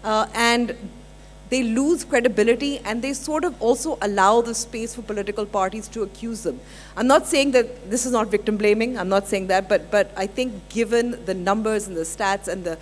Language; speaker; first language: English; non-native, local second language; Urdu